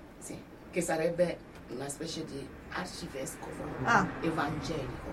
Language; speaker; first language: Italian; non-native, fluent; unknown